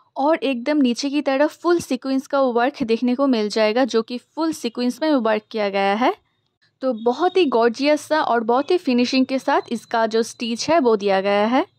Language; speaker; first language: Hindi; non-native, local second language; Bangla